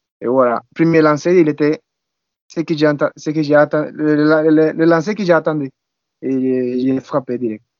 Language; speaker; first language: French; non-native, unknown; Spanish